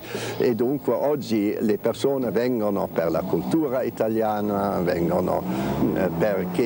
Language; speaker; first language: Italian; non-native, fluent; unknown